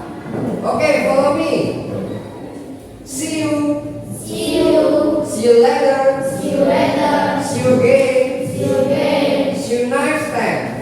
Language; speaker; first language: English; non-native, fluent; Indonesian